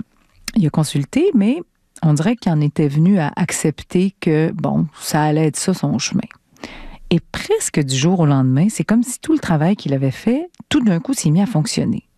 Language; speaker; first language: French; native; French